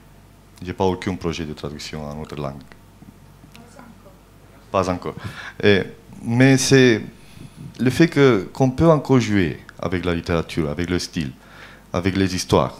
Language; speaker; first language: French; non-native, fluent; Romanian